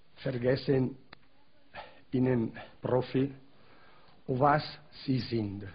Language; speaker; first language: German; non-native, learner; Italian